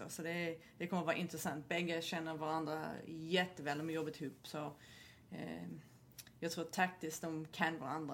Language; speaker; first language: Swedish; non-native, fluent; English